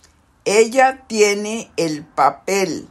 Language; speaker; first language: Spanish; non-native, fluent; English